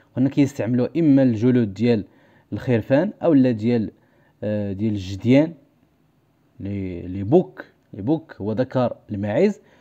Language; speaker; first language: French; non-native, local second language; Arabic